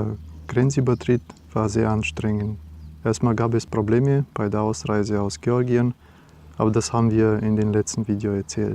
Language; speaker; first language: German; non-native, fluent; Romanian